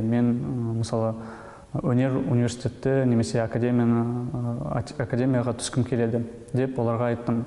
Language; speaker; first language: Kazakh; non-native, local second language; Russian